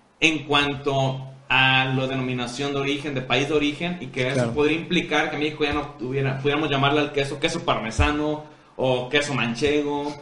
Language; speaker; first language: Spanish; native; Spanish